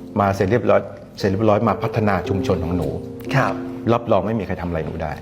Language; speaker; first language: Thai; native; Thai